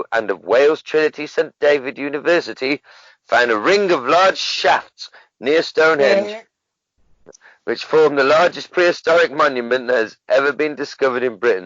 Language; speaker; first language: English; native; English